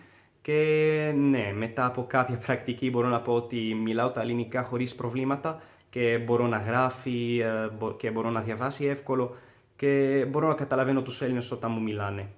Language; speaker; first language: Greek; non-native, learner; English